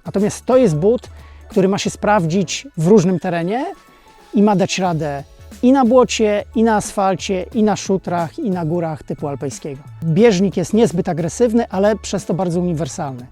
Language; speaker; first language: Polish; native; Polish